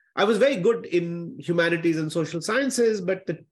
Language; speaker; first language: English; non-native, local second language; Hindi